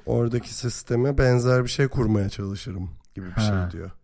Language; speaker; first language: Turkish; native; Turkish